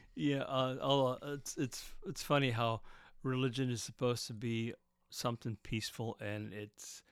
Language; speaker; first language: English; native; English